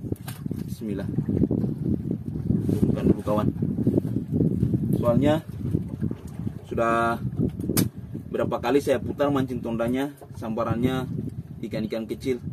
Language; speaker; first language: Indonesian; native; Indonesian